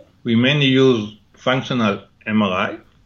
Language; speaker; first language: English; non-native, fluent; Hebrew